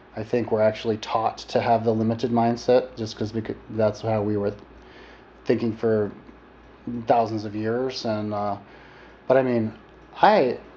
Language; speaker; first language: English; native; English